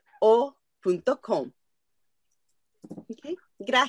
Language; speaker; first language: Spanish; non-native, learner; Japanese